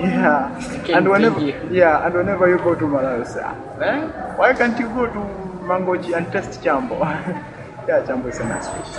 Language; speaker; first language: English; non-native, fluent; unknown